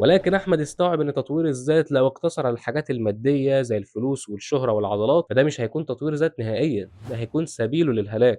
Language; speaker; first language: Arabic; native; Arabic